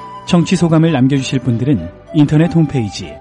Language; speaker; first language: Korean; native; Korean